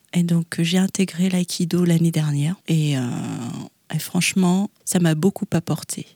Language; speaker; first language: French; non-native, local second language; Malagasy